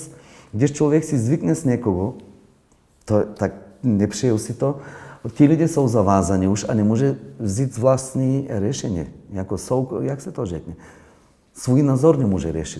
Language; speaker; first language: Czech; non-native, fluent; Bulgarian